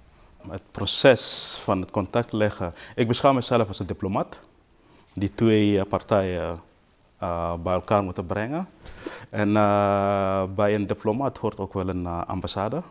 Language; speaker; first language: Dutch; non-native, fluent; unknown